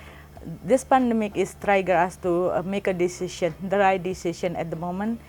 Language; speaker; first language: English; non-native, learner; Indonesian